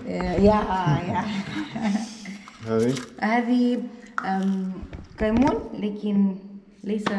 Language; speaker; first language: Arabic; non-native, learner; Portuguese